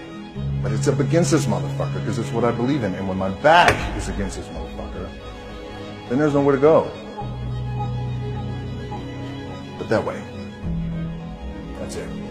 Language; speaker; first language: English; native; English